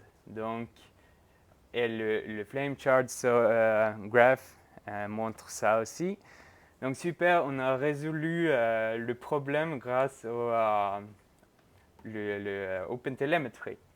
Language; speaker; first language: French; non-native, fluent; Norwegian